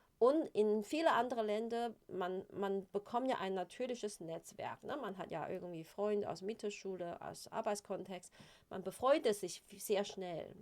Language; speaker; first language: German; non-native, fluent; Chinese